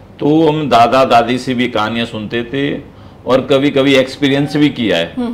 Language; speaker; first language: Hindi; native; Hindi